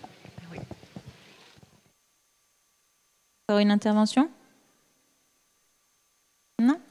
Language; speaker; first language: French; native; French